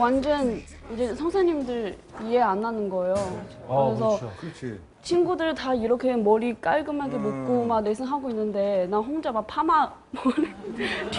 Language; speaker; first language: Korean; non-native, fluent; Chinese